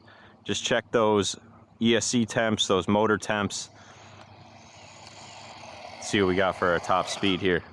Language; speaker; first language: English; native; English